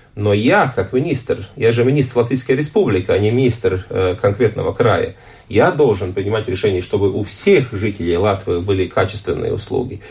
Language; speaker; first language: Russian; non-native, local second language; Latvian